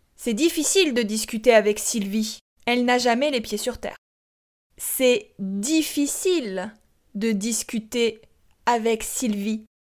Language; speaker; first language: French; native; French